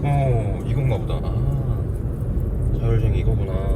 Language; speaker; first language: Korean; native; Korean